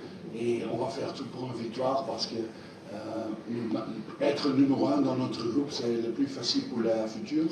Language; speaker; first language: French; non-native, fluent; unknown